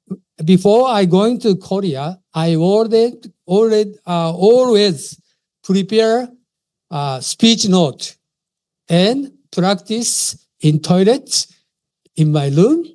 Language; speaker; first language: English; non-native, fluent; Japanese